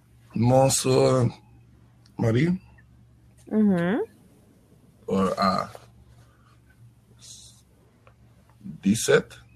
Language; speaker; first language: French; non-native, learner; English